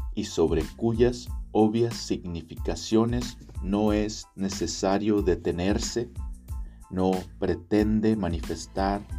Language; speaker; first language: Spanish; native; Spanish